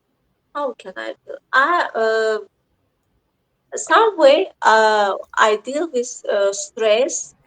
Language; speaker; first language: English; non-native, learner; Azerbaijani